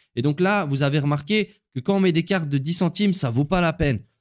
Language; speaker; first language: French; native; French